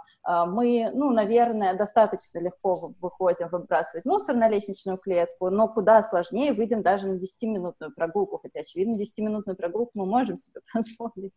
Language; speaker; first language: Russian; native; Russian